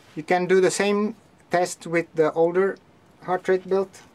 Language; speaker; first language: English; non-native, fluent; Finnish